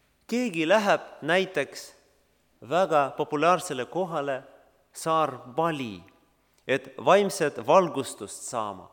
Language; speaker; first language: Estonian; non-native, learner; Russian